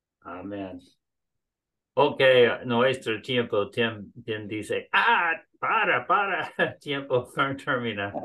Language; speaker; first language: Spanish; non-native, learner; English